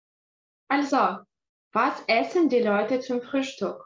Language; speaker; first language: German; non-native, fluent; Russian